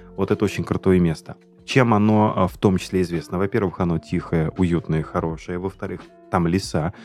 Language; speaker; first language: Russian; native; Russian